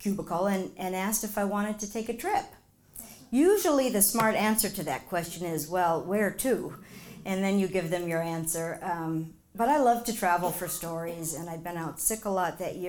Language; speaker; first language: English; native; English